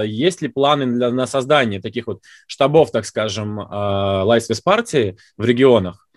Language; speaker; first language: Russian; native; Russian